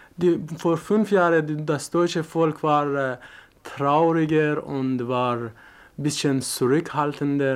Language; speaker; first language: German; non-native, learner; Persian